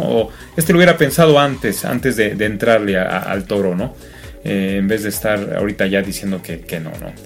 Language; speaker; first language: Spanish; native; Spanish